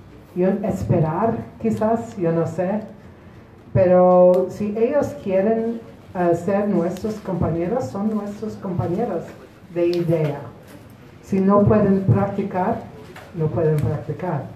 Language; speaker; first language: Spanish; non-native, fluent; Polish